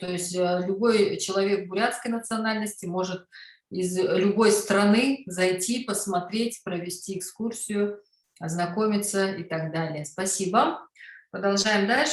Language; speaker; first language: Russian; native; Russian